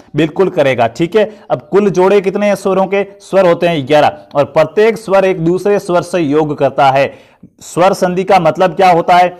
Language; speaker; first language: Hindi; native; Hindi